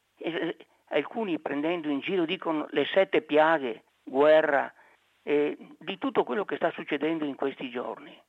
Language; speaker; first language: Italian; native; Italian